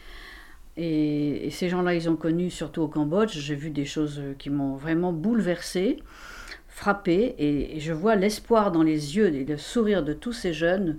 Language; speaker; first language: French; native; French